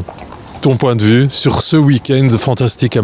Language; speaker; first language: French; native; French